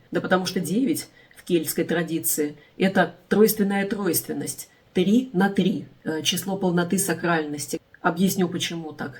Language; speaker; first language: Russian; native; Russian